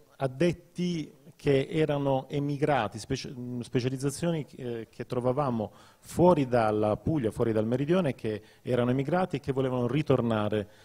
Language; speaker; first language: Italian; native; Italian